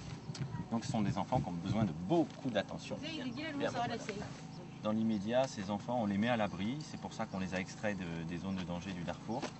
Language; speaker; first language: French; native; French